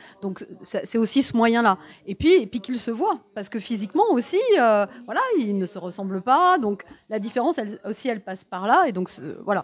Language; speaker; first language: French; native; French